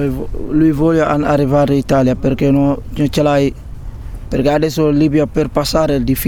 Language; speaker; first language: Italian; non-native, learner; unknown